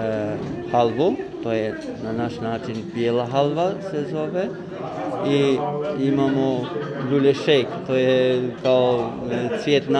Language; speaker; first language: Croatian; non-native, local second language; Albanian